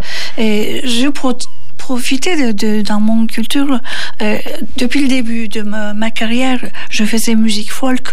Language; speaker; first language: French; non-native, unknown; Turkish